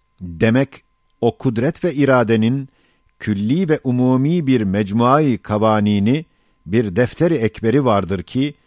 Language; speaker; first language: Turkish; native; Turkish